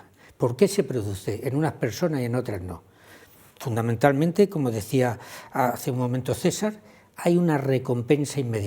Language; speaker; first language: Spanish; native; Spanish